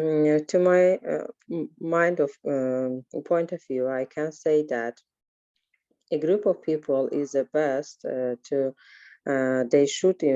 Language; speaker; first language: English; non-native, learner; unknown